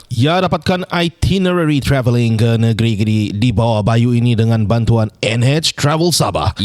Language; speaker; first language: Malay; non-native, local second language; Chinese